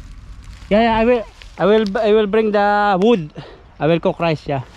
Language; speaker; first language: English; non-native, local second language; Filipino